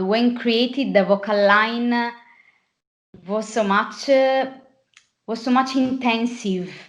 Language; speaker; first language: English; non-native, fluent; Italian